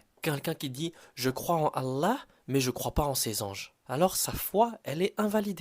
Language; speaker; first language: French; native; French